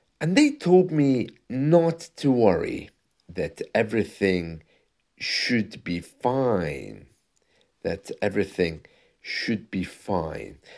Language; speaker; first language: English; native; English